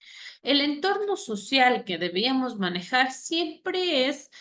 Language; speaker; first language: Spanish; native; Spanish